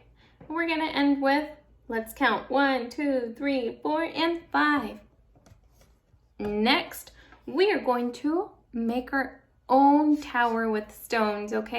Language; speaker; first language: English; native; English